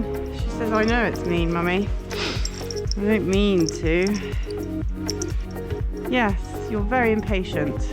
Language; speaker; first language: English; native; English